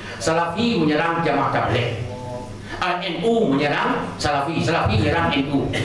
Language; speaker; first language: Indonesian; non-native, local second language; Achinese